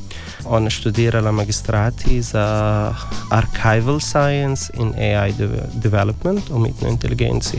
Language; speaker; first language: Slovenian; non-native, learner; Arabic